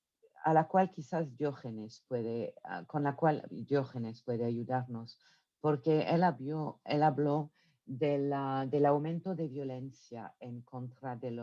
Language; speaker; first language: Spanish; non-native, fluent; French